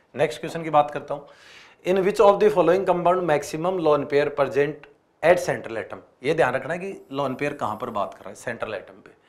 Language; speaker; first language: Hindi; native; Hindi